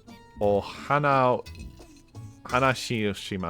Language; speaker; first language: Japanese; non-native, learner; English